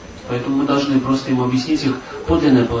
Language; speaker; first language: Russian; native; Russian